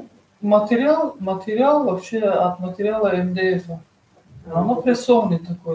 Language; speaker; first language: Russian; non-native, fluent; Tajik